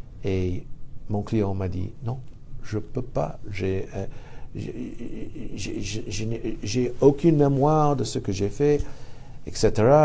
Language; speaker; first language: French; non-native, fluent; English